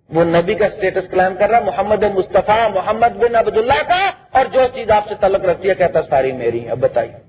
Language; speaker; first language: Urdu; non-native, local second language; Punjabi